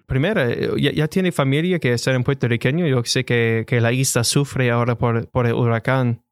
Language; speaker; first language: Spanish; non-native, learner; English